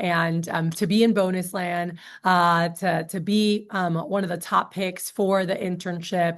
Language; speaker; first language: English; native; English